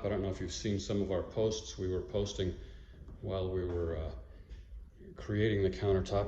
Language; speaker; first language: English; native; English